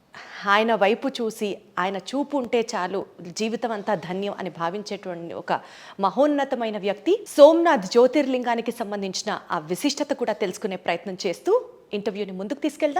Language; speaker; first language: Telugu; native; Telugu